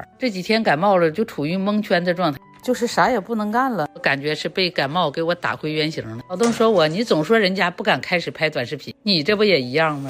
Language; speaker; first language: Chinese; native; Chinese